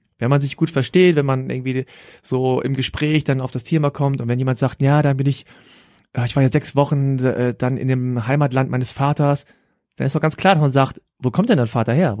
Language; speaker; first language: German; early bilingual, other home language; Korean